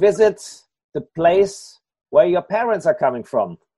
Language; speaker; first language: English; non-native, fluent; German